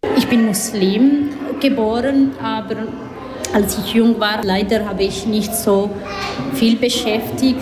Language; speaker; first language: German; non-native, learner; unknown